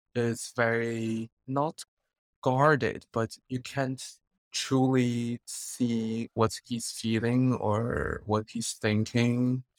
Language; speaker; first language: English; non-native, fluent; Chinese